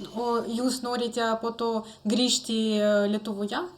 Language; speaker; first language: Lithuanian; non-native, learner; Russian